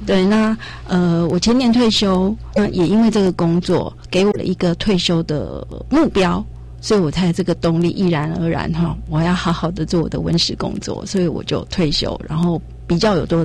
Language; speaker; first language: Chinese; native; Chinese